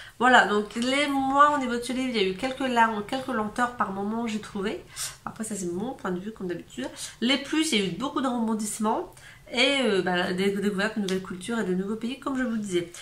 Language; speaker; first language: French; native; French